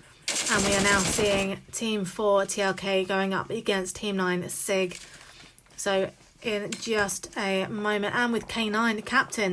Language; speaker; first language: English; native; English